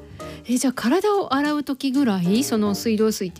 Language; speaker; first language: Japanese; native; Japanese